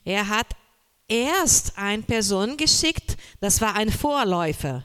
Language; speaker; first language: German; non-native, learner; Portuguese